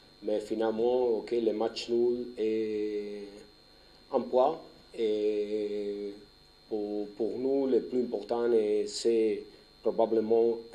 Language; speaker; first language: French; non-native, learner; Spanish